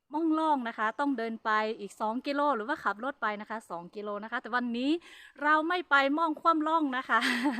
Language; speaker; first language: Thai; non-native, local second language; Hmong